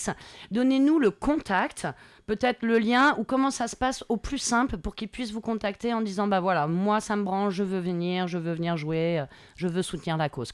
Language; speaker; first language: French; native; French